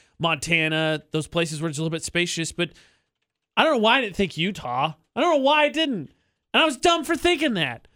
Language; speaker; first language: English; native; English